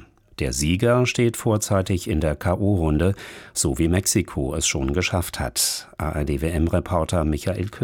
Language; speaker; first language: German; native; German